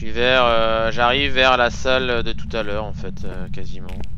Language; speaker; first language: French; native; French